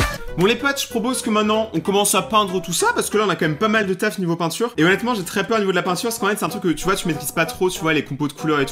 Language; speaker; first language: French; native; French